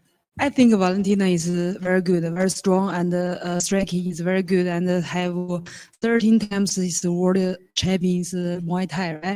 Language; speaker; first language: English; non-native, learner; Chinese